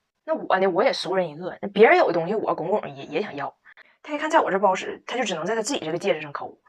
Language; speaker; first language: Chinese; native; Chinese